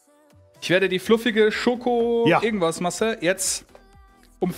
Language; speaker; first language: German; native; German